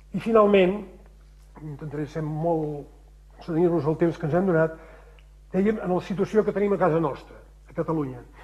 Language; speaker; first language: Catalan; native; Catalan